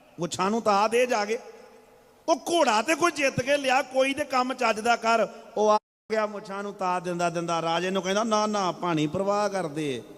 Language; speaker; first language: Punjabi; native; Punjabi